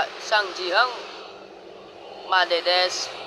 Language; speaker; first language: Japanese; non-native, learner; Indonesian